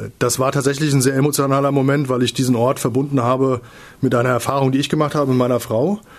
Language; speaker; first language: German; native; German